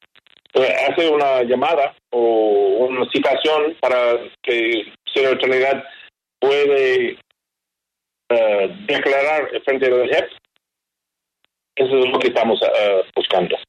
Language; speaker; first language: Spanish; non-native, fluent; English